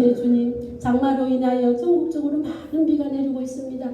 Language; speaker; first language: Korean; native; Korean